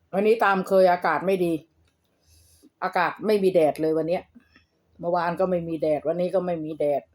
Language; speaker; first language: Thai; non-native, local second language; Lao